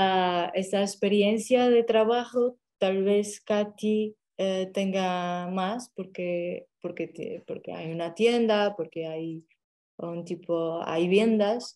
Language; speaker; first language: Spanish; non-native, fluent; Portuguese